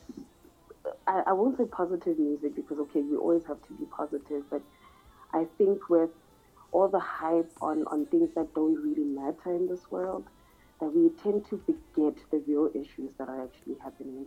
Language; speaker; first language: English; non-native, local second language; Southern Sotho